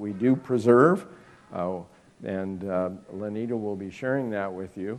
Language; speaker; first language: English; native; English